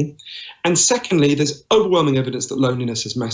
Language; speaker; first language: English; native; English